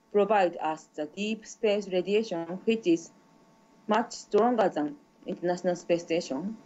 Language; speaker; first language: English; non-native, learner; Japanese